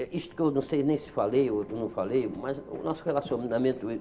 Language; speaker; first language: Portuguese; native; Portuguese